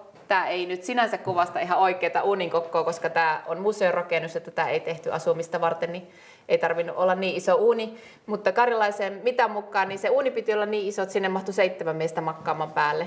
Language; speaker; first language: Finnish; native; Finnish